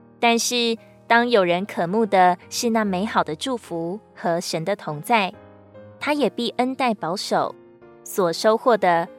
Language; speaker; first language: Chinese; native; Chinese